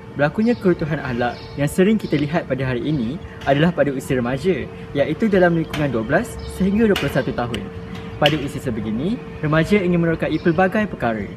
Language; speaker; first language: Malay; native; Malay